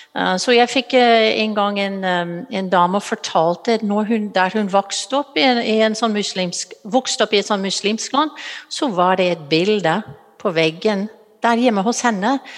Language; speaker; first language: Norwegian; non-native, fluent; English